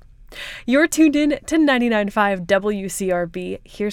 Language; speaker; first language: English; native; English